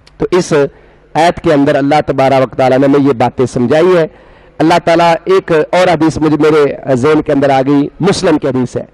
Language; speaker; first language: Urdu; non-native, local second language; Punjabi